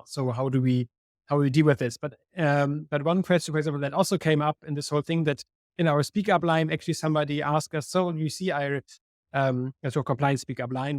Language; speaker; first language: English; non-native, fluent; German